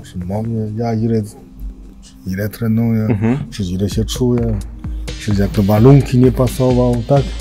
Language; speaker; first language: Polish; non-native, learner; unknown